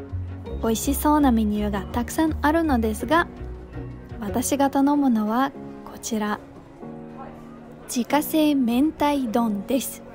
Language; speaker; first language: Japanese; non-native, fluent; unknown